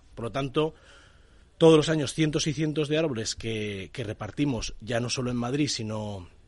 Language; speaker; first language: Spanish; native; Spanish